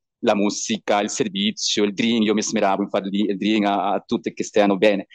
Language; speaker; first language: Italian; non-native, learner; Spanish